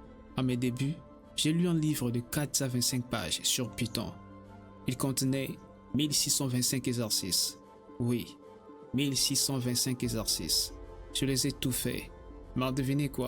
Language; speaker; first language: French; native; French